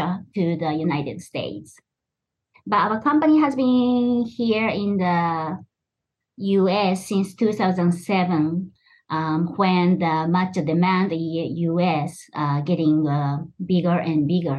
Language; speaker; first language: English; non-native, fluent; Japanese